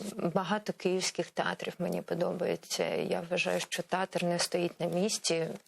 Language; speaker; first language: Ukrainian; non-native, local second language; Crimean Tatar